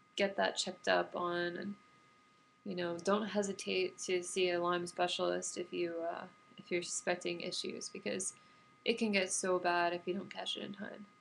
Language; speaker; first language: English; native; English